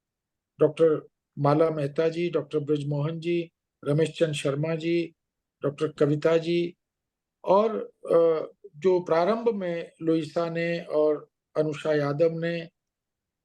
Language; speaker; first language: Hindi; native; Hindi